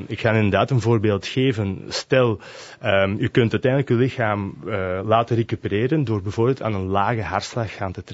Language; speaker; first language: Dutch; native; Dutch